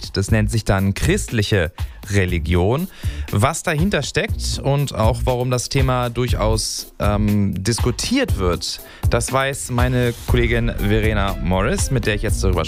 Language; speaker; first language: German; native; German